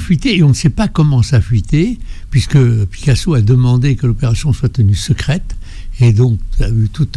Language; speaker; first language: French; native; French